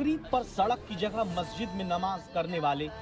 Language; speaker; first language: Hindi; native; Hindi